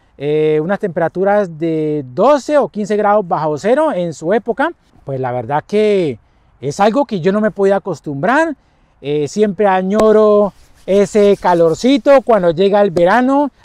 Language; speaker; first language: Spanish; native; Spanish